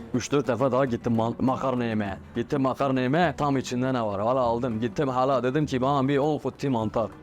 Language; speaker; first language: Turkish; native; Turkish